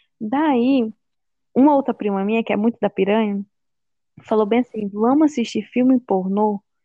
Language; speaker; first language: Portuguese; native; Portuguese